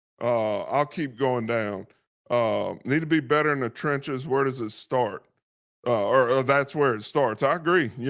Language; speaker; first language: English; native; English